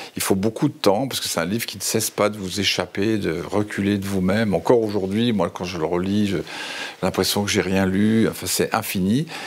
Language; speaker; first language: French; native; French